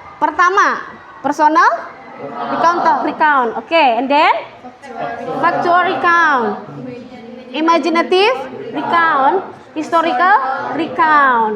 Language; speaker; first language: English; non-native, fluent; Indonesian